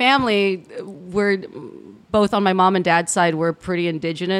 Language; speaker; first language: English; native; English